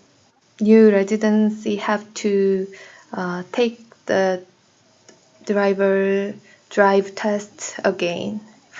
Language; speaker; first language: English; non-native, learner; Korean